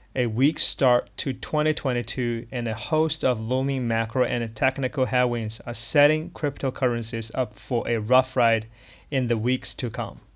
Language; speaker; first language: English; non-native, fluent; Chinese